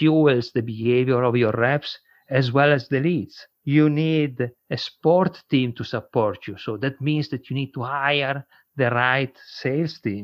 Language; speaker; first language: English; non-native, fluent; Italian